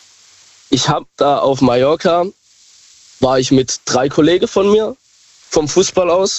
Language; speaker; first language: German; native; German